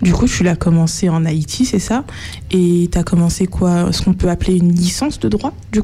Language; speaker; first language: French; native; French